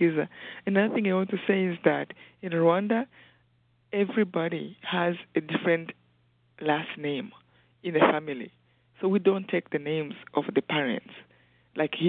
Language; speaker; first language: English; non-native, local second language; Kinyarwanda